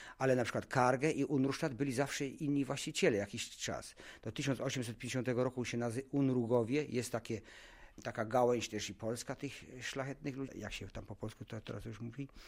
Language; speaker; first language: Polish; non-native, local second language; German